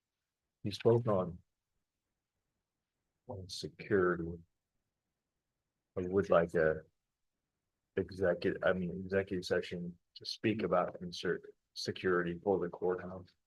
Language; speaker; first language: English; native; English